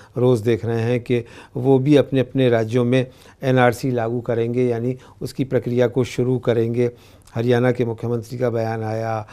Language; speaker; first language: Hindi; native; Hindi